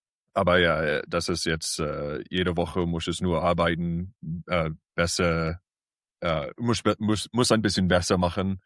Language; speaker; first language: German; early bilingual, heritage; English